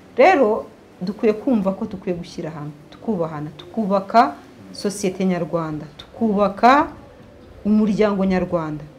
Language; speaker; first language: Kinyarwanda; early bilingual, heritage; Kinyarwanda